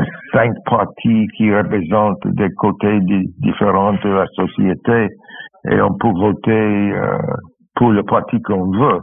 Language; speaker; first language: French; non-native, fluent; English